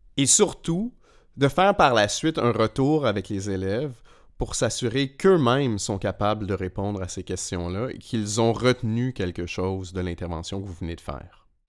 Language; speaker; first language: French; native; French